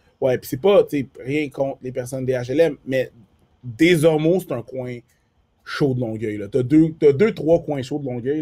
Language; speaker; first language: French; early bilingual, other home language; Haitian Creole